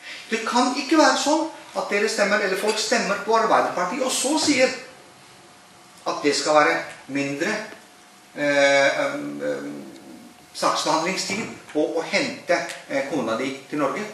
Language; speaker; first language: Norwegian; non-native, fluent; Urdu